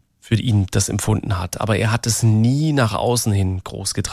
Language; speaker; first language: German; native; German